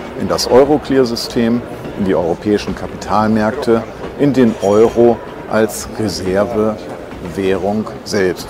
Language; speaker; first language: German; native; German